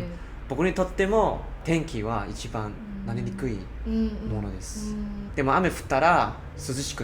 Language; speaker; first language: Japanese; non-native, learner; Cantonese